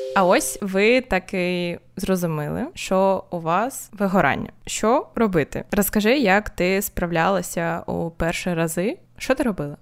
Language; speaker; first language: Ukrainian; non-native, local second language; Russian